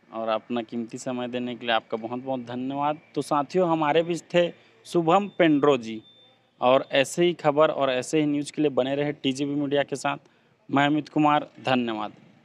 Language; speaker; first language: Hindi; native; Hindi